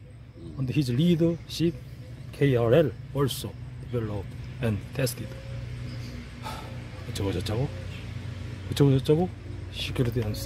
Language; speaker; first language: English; non-native, learner; Korean